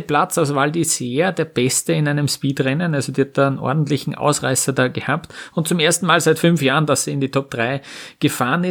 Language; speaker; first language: German; native; German